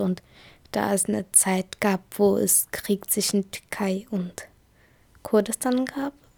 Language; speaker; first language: German; early bilingual, other home language; Kurdish